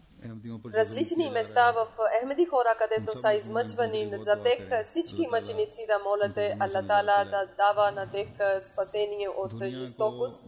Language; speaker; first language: Bulgarian; non-native, local second language; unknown